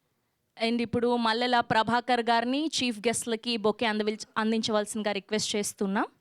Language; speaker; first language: Telugu; native; Telugu